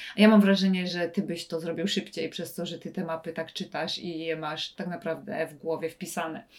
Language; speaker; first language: Polish; native; Polish